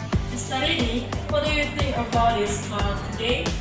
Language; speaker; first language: English; non-native, learner; Indonesian